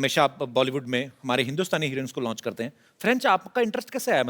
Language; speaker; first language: Hindi; native; Hindi